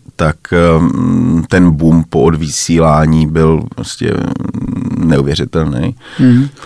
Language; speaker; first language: Czech; native; Czech